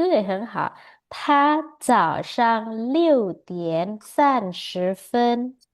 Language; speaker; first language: Chinese; non-native, fluent; Indonesian